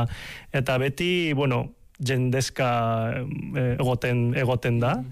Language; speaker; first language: Basque; non-native, fluent; Cantonese